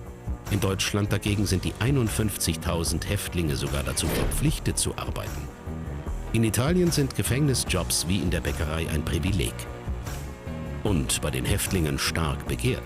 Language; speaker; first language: German; native; German